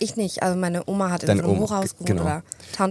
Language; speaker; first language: German; early bilingual, other home language; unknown